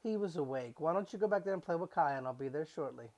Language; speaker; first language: English; native; English